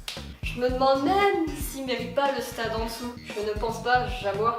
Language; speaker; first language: French; native; French